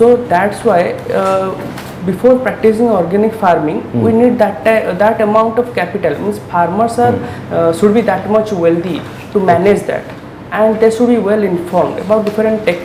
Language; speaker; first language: English; non-native, local second language; Odia